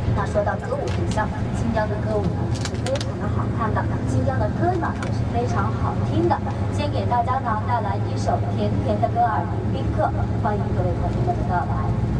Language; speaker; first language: Chinese; non-native, local second language; Kazakh